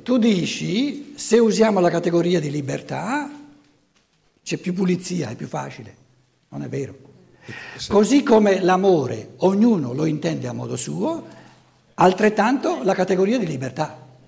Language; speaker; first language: Italian; native; Italian